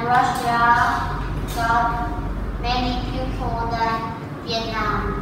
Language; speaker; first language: English; non-native, learner; Vietnamese